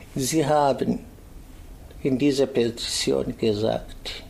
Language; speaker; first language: German; non-native, fluent; Swahili